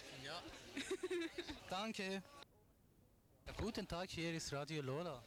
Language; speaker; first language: German; non-native, learner; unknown